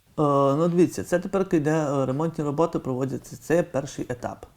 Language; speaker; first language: Ukrainian; native; Ukrainian